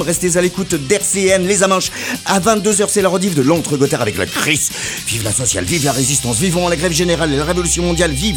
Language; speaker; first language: French; native; French